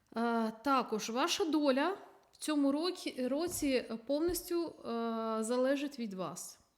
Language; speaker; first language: Ukrainian; non-native, local second language; Russian